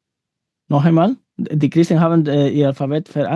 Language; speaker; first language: German; non-native, learner; Spanish